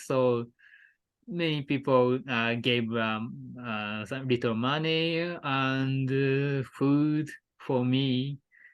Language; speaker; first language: English; non-native, learner; Japanese